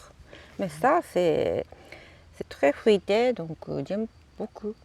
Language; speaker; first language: French; non-native, learner; Japanese